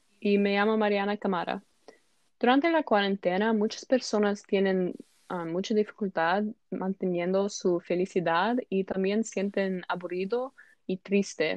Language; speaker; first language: Spanish; non-native, learner; English